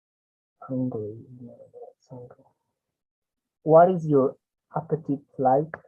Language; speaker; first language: English; non-native, learner; Spanish